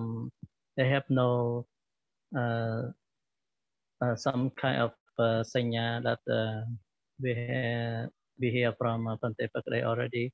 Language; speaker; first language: English; non-native, learner; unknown